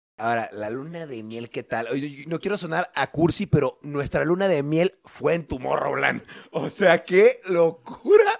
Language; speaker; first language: Spanish; native; Spanish